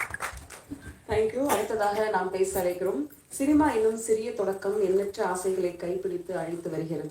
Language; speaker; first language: Tamil; native; Tamil